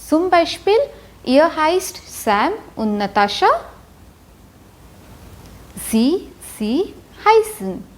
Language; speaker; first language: German; non-native, fluent; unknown